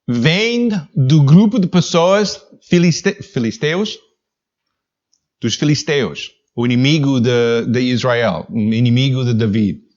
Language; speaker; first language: Portuguese; non-native, learner; English